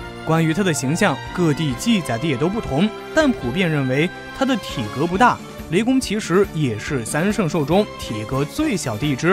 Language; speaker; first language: Chinese; native; Chinese